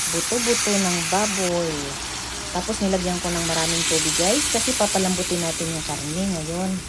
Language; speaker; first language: Filipino; non-native, local second language; Waray